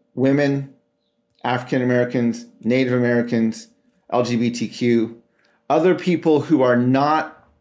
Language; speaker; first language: English; native; English